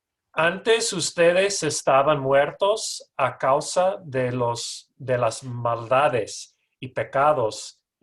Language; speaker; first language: Spanish; non-native, fluent; English